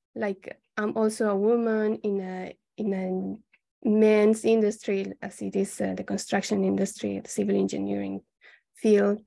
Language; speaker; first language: English; non-native, fluent; Spanish